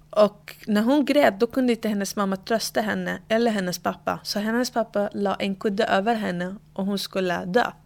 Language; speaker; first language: Swedish; early bilingual, other home language; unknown